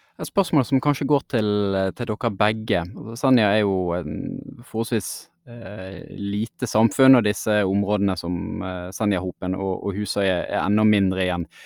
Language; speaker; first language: Norwegian; native; Norwegian